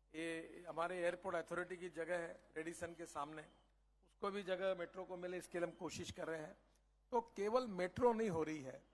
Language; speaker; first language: Hindi; non-native, local second language; Marathi